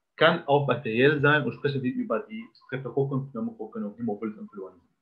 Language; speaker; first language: German; non-native, fluent; Arabic